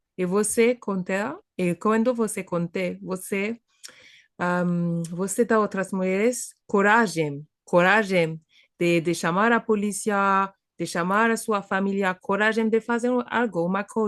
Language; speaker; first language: Portuguese; non-native, fluent; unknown